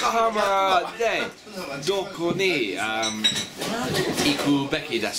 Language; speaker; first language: Japanese; non-native, learner; English